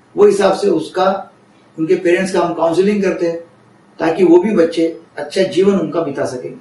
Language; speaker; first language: Hindi; non-native, local second language; Marathi